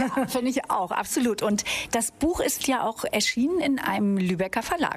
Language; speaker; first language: German; native; German